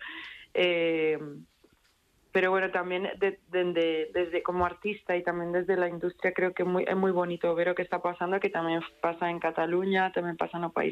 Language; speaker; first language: Galician; non-native, local second language; Spanish